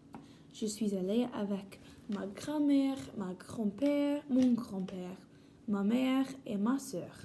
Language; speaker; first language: French; non-native, learner; English